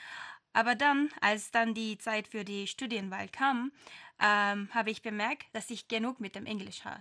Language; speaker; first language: German; non-native, fluent; Turkish